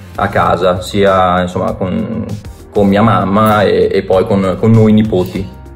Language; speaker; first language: Italian; native; Italian